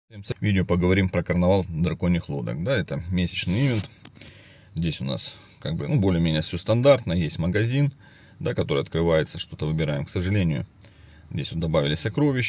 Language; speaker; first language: Russian; native; Russian